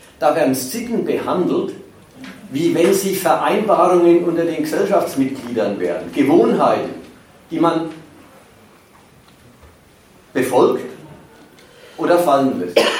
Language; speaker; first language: German; native; German